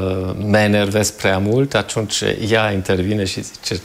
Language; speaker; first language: Romanian; non-native, fluent; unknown